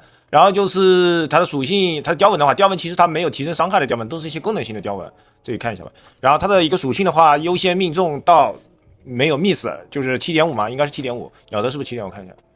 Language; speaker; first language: Chinese; native; Chinese